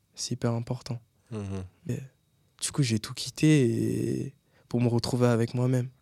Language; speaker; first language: French; native; French